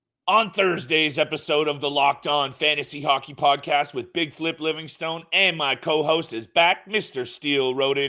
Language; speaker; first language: English; native; English